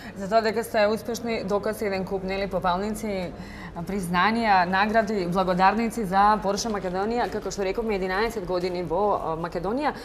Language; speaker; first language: Macedonian; native; Macedonian